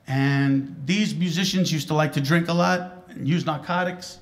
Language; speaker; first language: English; native; English